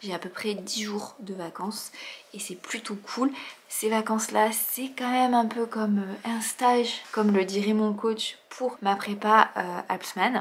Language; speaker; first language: French; native; French